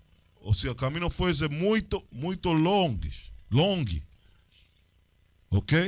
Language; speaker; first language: Portuguese; non-native, learner; Spanish